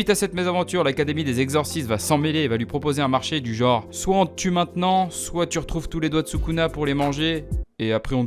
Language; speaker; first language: French; native; French